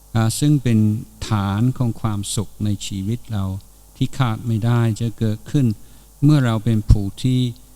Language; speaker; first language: Thai; non-native, fluent; English